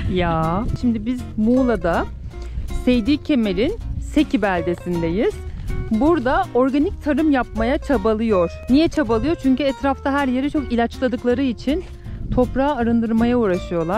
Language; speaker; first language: Turkish; native; Turkish